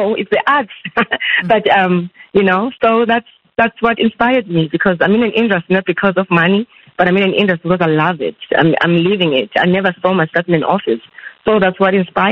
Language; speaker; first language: English; non-native, local second language; Xhosa